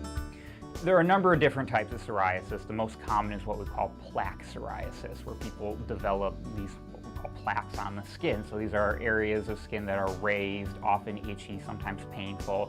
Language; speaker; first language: English; native; English